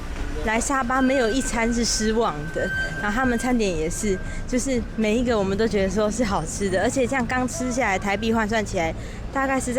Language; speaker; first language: Chinese; native; Chinese